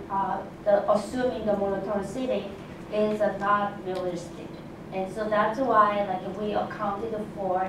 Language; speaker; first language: English; non-native, fluent; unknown